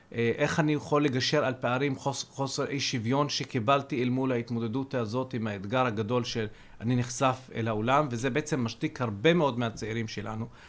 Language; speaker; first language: Hebrew; non-native, local second language; Arabic